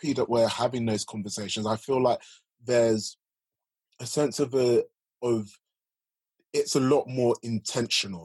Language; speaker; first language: English; native; English